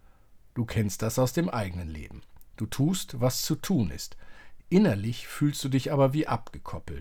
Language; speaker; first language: German; native; German